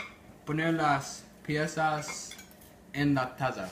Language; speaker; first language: Spanish; non-native, learner; English